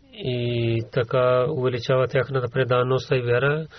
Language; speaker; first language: Bulgarian; non-native, learner; Urdu